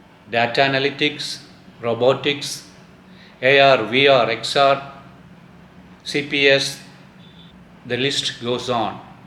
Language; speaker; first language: English; non-native, local second language; Malayalam